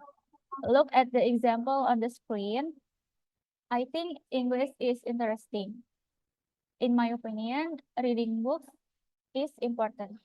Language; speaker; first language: English; non-native, fluent; Indonesian